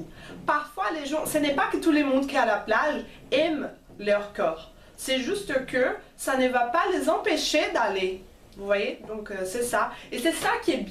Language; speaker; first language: French; non-native, fluent; Portuguese